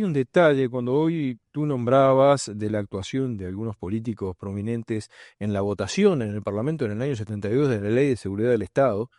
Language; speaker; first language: Spanish; native; Spanish